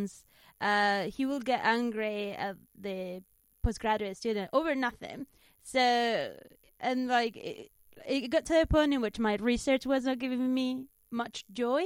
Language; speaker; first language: English; non-native, fluent; Spanish